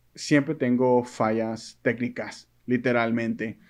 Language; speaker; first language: Spanish; early bilingual, heritage; Spanish